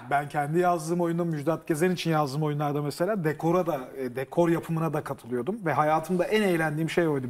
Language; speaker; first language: Turkish; native; Turkish